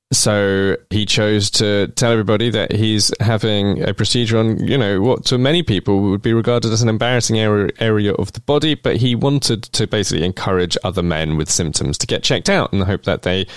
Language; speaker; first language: English; native; English